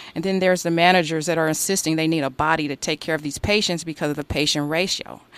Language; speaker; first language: English; native; English